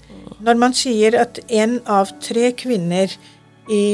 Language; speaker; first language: Norwegian; non-native, fluent; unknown